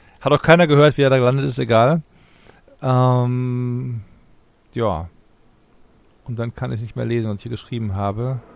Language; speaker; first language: German; native; German